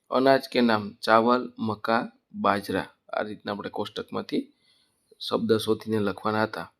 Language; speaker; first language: Hindi; non-native, local second language; Gujarati